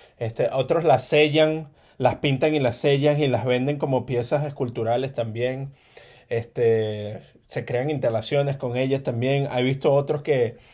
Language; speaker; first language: Spanish; native; Spanish